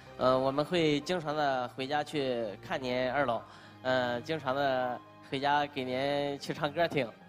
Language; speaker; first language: Chinese; native; Chinese